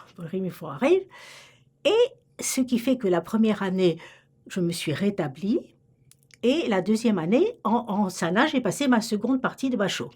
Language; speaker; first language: French; native; French